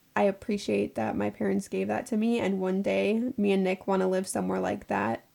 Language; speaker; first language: English; native; English